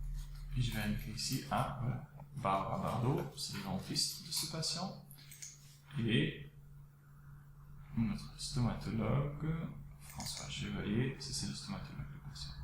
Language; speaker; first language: French; non-native, local second language; Dutch